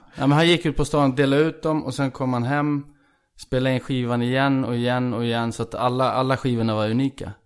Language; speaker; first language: Swedish; early bilingual, other home language; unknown